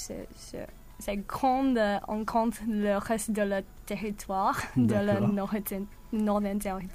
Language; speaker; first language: French; non-native, learner; English